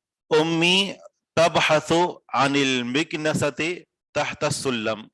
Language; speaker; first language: Arabic; non-native, fluent; Urdu